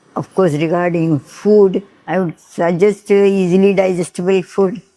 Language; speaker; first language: English; non-native, local second language; Telugu